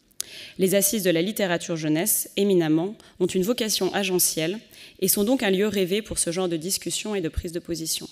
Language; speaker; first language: French; native; French